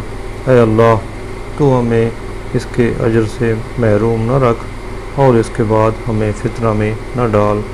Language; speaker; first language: Urdu; native; Urdu